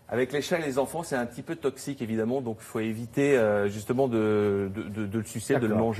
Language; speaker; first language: French; native; French